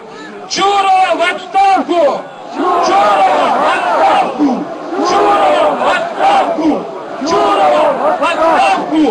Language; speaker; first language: Russian; native; Russian